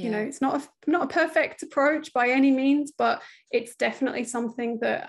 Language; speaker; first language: English; native; English